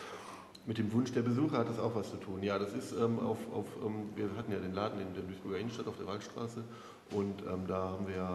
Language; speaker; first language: German; native; German